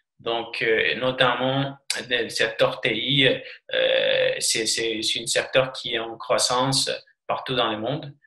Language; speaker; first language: French; non-native, fluent; Spanish